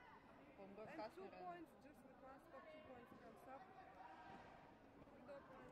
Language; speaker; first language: English; non-native, learner; Bulgarian